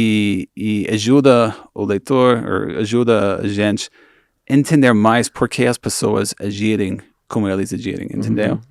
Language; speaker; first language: Portuguese; non-native, fluent; English